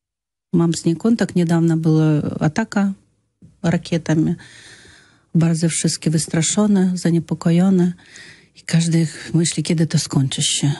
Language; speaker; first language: Polish; non-native, learner; Russian